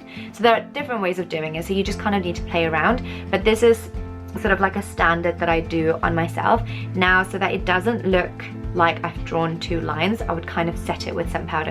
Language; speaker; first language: English; native; English